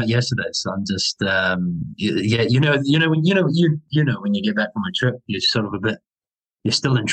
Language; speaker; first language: English; native; English